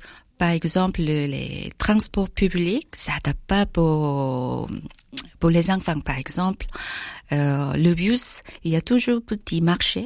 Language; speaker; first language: French; non-native, learner; Korean